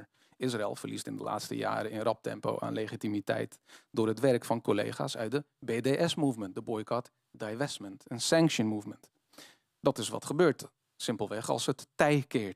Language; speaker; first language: Dutch; native; Dutch